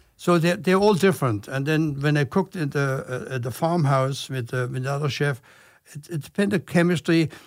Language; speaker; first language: English; non-native, fluent; German